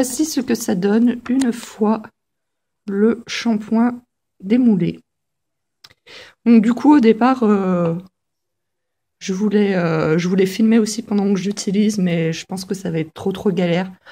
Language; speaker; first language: French; native; French